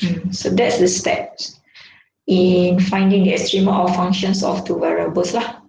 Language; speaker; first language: English; non-native, local second language; Malay